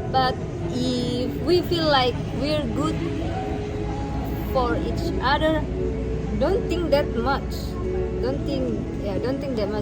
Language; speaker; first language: English; non-native, fluent; Indonesian